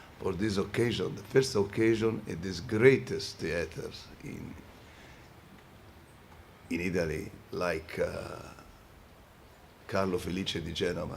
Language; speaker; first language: English; non-native, fluent; Italian